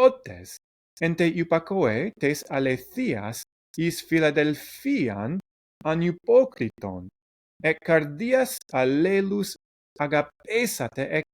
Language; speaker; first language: Greek; non-native, fluent; English